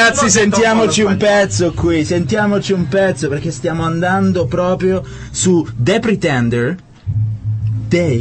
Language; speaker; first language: Italian; native; Italian